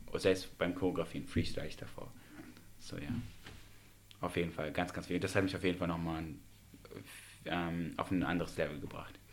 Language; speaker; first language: German; early bilingual, other home language; Russian